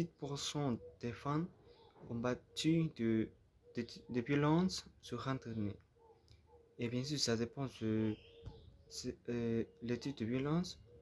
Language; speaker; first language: French; non-native, learner; Spanish